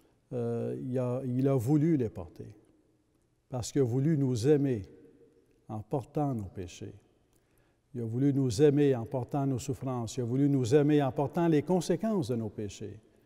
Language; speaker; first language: French; native; French